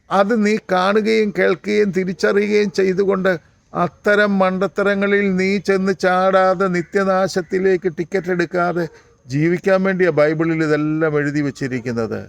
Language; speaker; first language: Malayalam; native; Malayalam